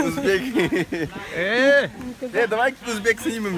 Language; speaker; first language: Russian; native; Russian